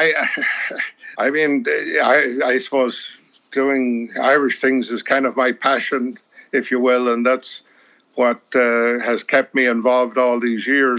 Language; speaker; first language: English; native; English